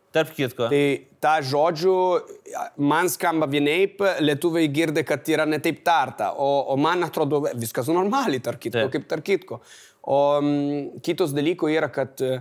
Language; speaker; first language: Lithuanian; non-native, fluent; Italian